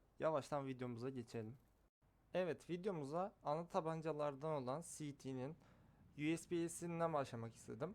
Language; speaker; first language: Turkish; native; Turkish